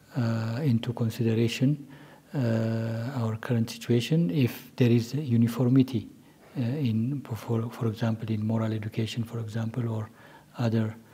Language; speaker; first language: English; non-native, local second language; Amharic